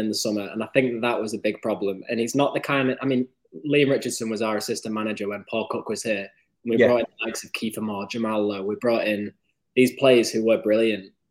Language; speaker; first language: English; native; English